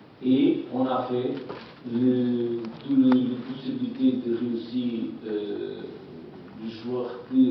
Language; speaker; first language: French; non-native, learner; Portuguese